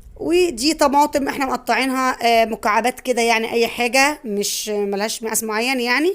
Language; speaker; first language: Arabic; native; Arabic